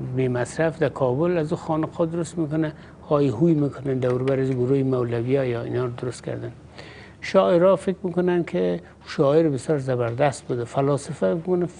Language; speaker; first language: Persian; native; Persian